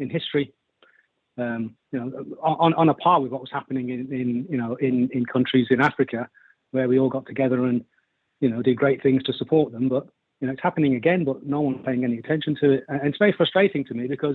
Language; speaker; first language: English; native; English